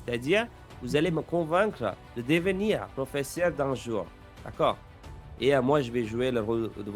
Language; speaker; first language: French; non-native, fluent; English